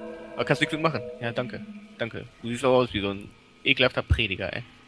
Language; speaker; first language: German; native; German